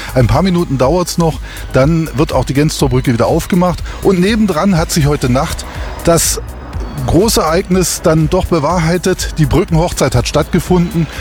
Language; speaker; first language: German; native; German